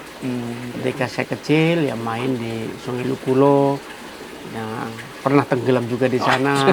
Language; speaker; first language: Indonesian; native; Indonesian